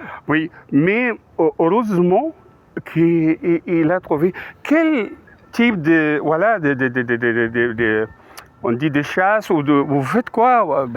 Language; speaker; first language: French; non-native, fluent; Arabic